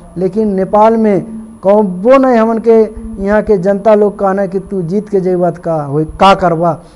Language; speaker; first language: Bhojpuri; native; Bhojpuri